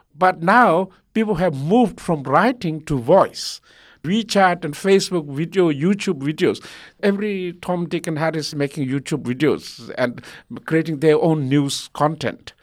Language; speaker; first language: English; non-native, local second language; Tibetan